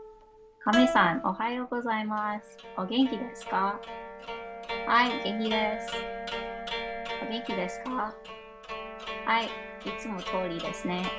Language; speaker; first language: Japanese; non-native, learner; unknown